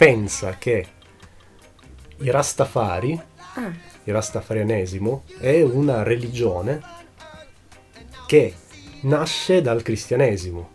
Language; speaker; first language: Italian; native; Italian